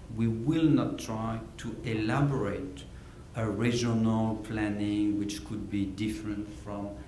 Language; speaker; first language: English; non-native, fluent; French